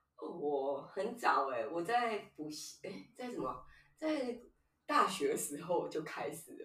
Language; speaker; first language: Chinese; native; Chinese